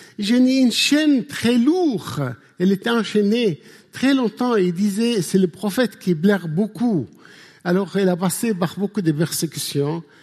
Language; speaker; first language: French; non-native, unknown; Arabic